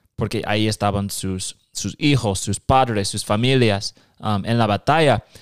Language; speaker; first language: Spanish; non-native, fluent; English